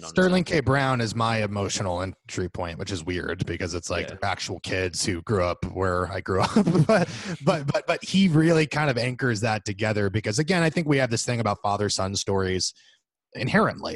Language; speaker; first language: English; native; English